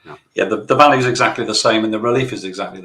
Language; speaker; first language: English; native; English